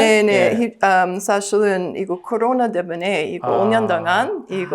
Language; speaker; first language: Korean; non-native, learner; English